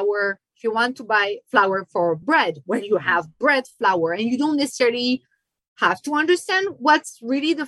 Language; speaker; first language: English; non-native, fluent; French